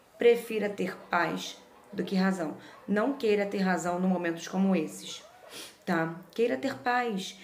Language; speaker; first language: Portuguese; native; Portuguese